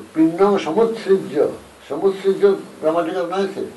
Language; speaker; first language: Russian; non-native, learner; Bangla